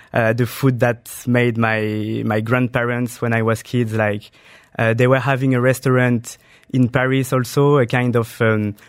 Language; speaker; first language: English; non-native, fluent; French